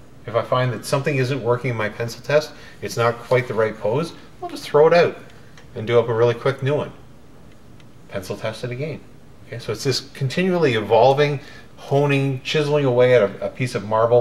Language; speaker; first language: English; native; English